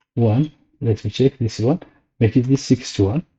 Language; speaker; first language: English; non-native, local second language; Amharic